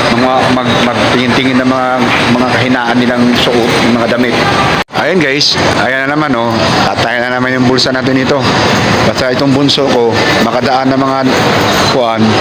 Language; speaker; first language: Filipino; non-native, local second language; Cebuano